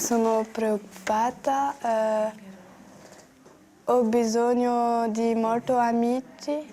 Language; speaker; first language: Italian; non-native, learner; French